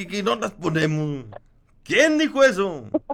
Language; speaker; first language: Spanish; native; Spanish